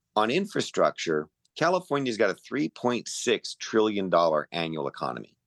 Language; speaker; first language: English; native; English